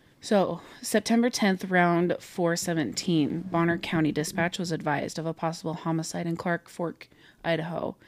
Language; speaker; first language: English; native; English